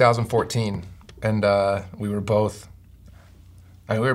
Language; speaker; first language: English; native; English